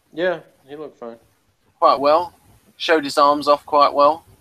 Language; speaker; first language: English; native; English